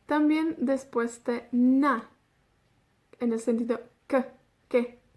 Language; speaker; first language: Spanish; non-native, fluent; Welsh